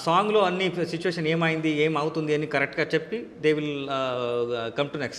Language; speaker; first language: Telugu; non-native, local second language; Kannada